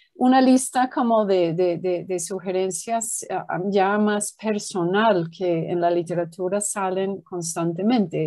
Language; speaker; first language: Spanish; non-native, fluent; English